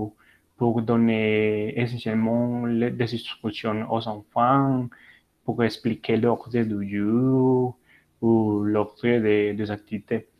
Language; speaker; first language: French; non-native, learner; Spanish